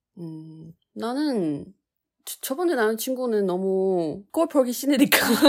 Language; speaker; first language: Korean; non-native, fluent; Chinese